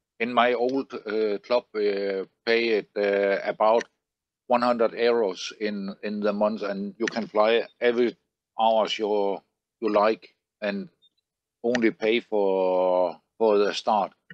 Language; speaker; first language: English; non-native, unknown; Danish